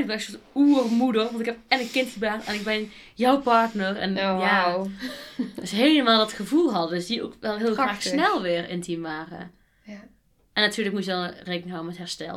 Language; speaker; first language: Dutch; native; Dutch